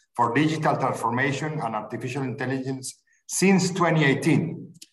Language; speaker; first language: English; non-native, fluent; Spanish